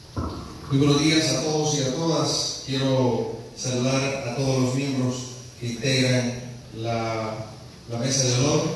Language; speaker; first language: Spanish; native; Spanish